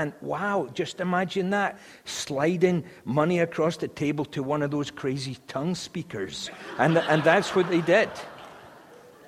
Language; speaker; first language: English; native; English